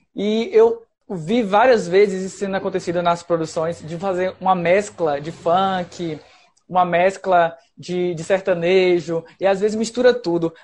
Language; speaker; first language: Portuguese; native; Portuguese